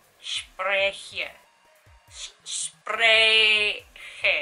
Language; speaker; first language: German; non-native, learner; English